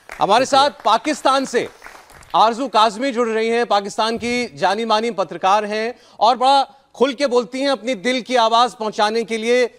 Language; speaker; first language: Hindi; native; Hindi